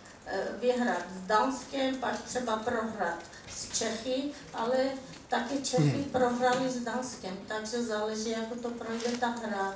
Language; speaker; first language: Czech; non-native, fluent; Armenian